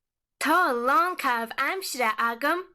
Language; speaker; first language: Irish; non-native, local second language; English